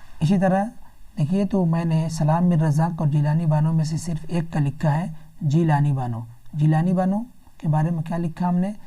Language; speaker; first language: Urdu; native; Urdu